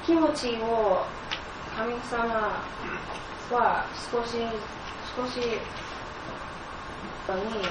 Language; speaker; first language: Japanese; non-native, learner; English